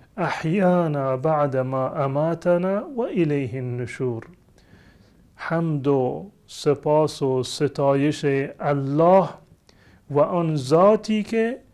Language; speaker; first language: Persian; native; Persian